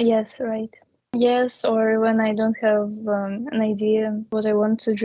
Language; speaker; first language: English; non-native, learner; Russian